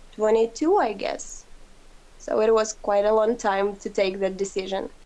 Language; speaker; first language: English; non-native, fluent; Ukrainian